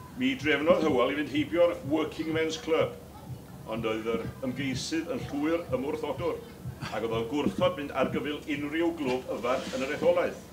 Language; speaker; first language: Welsh; native; Welsh